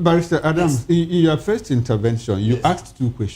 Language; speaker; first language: English; non-native, local second language; Igbo